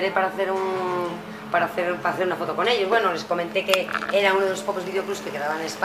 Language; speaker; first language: Spanish; native; Spanish